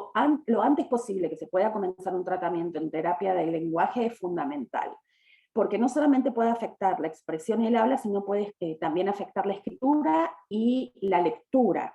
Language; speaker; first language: Spanish; native; Spanish